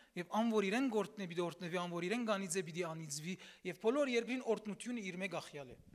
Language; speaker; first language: Armenian; early bilingual, heritage; Armenian